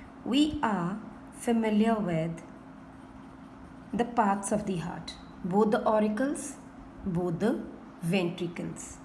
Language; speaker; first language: English; non-native, local second language; Hindi